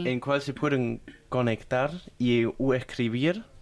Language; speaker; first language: Spanish; non-native, fluent; German